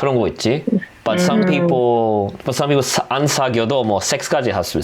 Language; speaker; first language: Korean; non-native, fluent; English